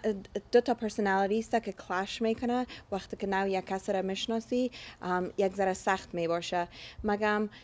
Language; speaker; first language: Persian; early bilingual, heritage; Persian